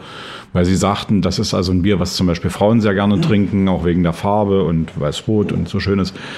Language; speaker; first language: German; native; German